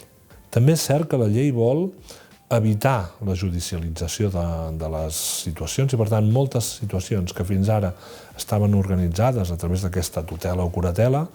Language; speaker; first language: Catalan; native; Catalan